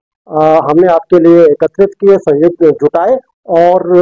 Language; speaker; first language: Hindi; native; Hindi